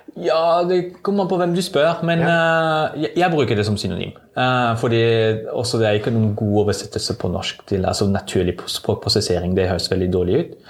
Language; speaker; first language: Norwegian; non-native, fluent; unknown